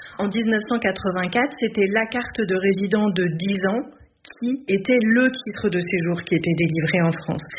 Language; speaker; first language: French; native; French